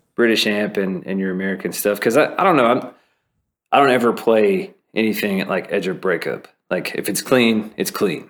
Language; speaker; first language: English; native; English